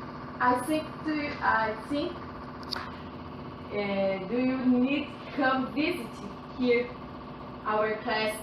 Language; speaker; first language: English; non-native, learner; Portuguese